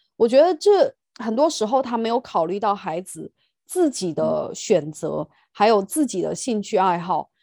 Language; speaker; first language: Chinese; native; Chinese